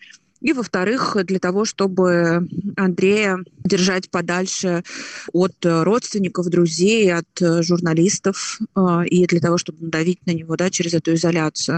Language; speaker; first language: Russian; native; Russian